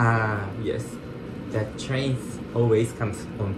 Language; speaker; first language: English; non-native, learner; Japanese